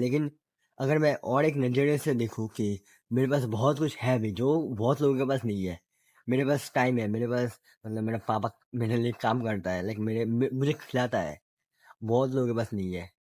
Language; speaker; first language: Hindi; non-native, local second language; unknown